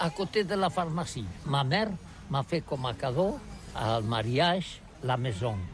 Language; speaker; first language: French; non-native, learner; Catalan